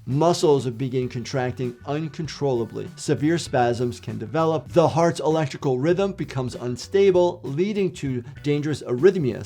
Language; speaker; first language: English; native; English